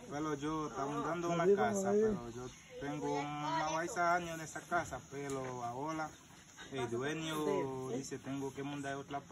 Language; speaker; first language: Spanish; non-native, learner; Haitian Creole